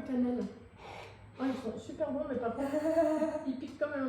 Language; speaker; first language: French; native; French